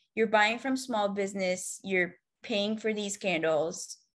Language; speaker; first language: English; non-native, fluent; Arabic